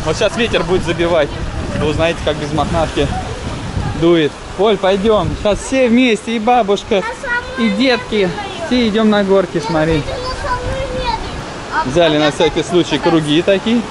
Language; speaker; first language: Russian; native; Russian